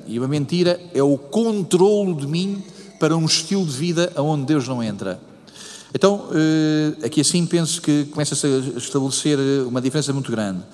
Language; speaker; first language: Portuguese; native; Portuguese